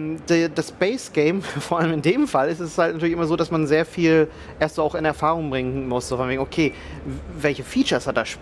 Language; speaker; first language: German; native; German